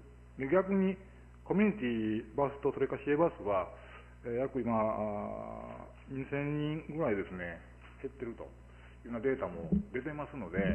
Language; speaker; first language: Japanese; native; Japanese